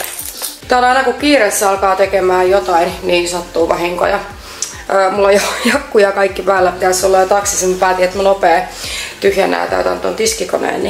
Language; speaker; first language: Finnish; native; Finnish